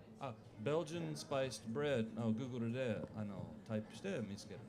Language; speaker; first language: Japanese; non-native, learner; English